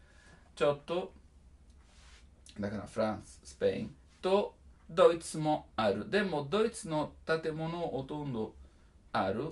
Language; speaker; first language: Japanese; non-native, learner; Italian